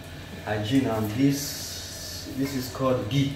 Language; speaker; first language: English; non-native, learner; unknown